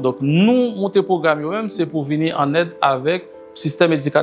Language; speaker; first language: Haitian Creole; native; Haitian Creole